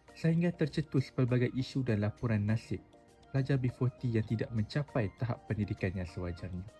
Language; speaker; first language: Malay; native; Malay